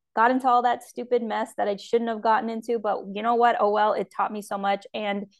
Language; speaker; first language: English; native; English